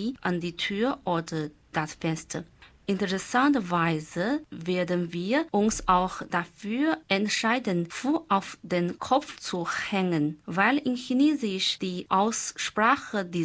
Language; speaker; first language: German; non-native, learner; Chinese